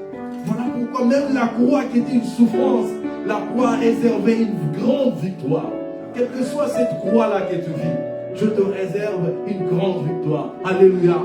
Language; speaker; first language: French; non-native, local second language; Lingala